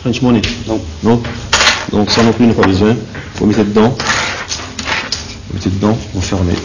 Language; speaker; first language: French; native; French